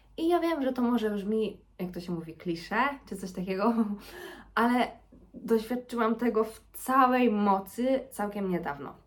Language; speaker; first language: Polish; early bilingual, heritage; Polish